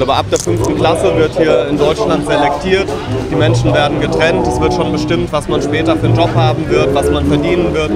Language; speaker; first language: German; native; German